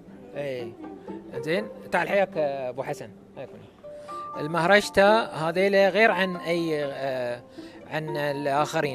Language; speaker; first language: Arabic; native; Arabic